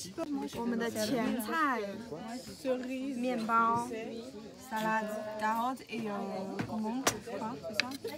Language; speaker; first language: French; non-native, learner; Chinese